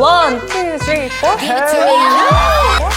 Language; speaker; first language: Korean; native; Korean